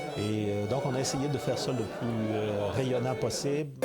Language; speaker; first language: French; native; French